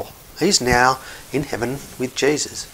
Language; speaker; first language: English; native; English